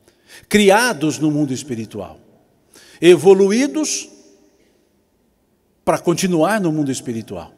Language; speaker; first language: Portuguese; native; Portuguese